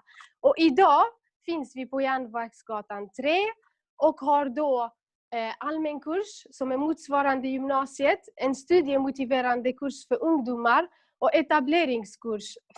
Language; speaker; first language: Swedish; non-native, local second language; Kurdish